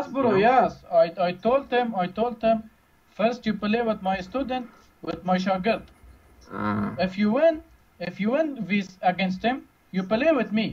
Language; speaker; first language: English; non-native, learner; Uzbek